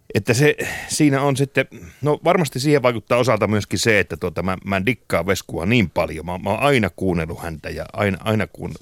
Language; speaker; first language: Finnish; native; Finnish